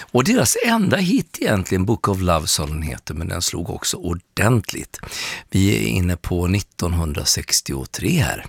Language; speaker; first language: Swedish; native; Swedish